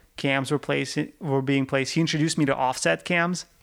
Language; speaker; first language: English; early bilingual, other home language; Russian